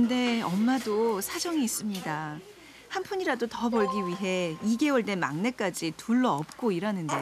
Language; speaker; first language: Korean; native; Korean